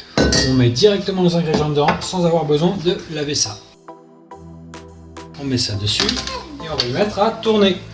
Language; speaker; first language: French; native; French